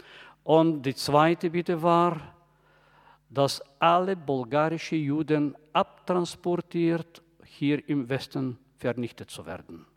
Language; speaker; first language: German; non-native, fluent; Bulgarian